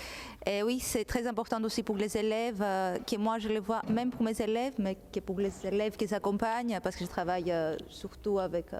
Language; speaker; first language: French; non-native, fluent; Greek